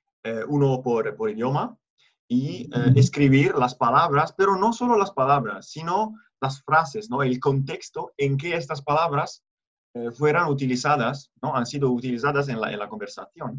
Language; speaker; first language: Spanish; non-native, fluent; Italian